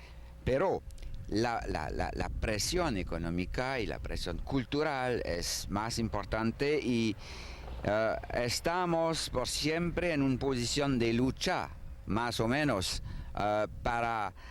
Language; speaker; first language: Spanish; non-native, learner; French